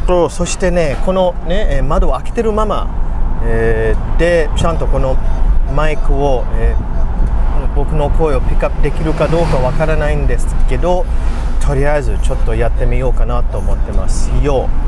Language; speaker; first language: Japanese; non-native, fluent; English